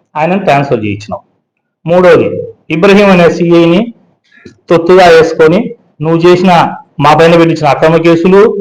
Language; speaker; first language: Telugu; native; Telugu